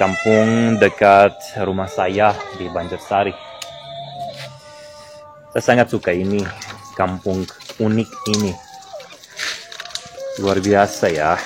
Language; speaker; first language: Indonesian; non-native, fluent; English